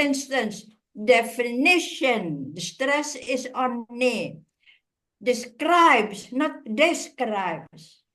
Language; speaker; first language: English; non-native, fluent; Indonesian